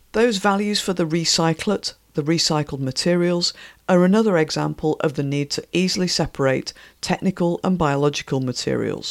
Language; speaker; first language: English; native; English